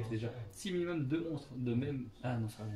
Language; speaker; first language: French; native; French